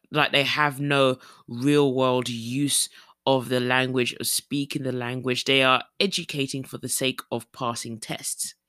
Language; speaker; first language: English; native; English